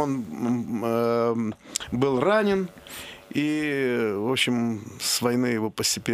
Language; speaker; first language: Russian; non-native, local second language; Azerbaijani